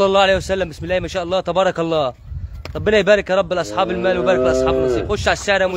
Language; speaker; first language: Arabic; native; Arabic